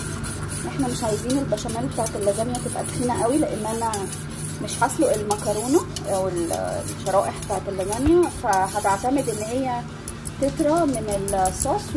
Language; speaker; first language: Arabic; native; Arabic